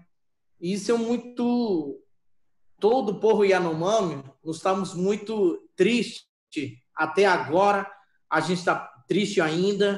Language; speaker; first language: Portuguese; non-native, local second language; Yanomámi